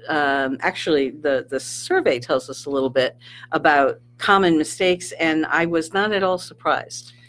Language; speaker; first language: English; native; English